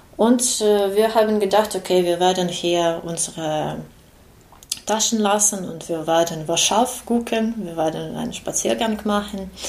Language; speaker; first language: German; non-native, learner; Ukrainian